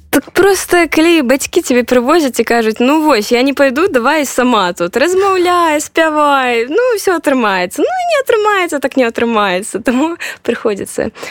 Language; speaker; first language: Belarusian; non-native, local second language; Russian